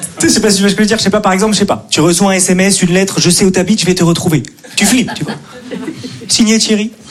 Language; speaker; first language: French; native; French